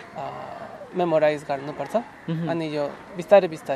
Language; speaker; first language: Nepali; non-native, learner; Spanish